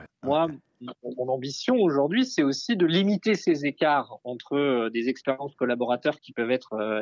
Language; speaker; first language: French; native; French